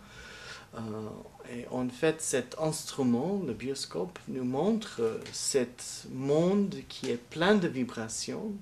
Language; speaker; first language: French; non-native, learner; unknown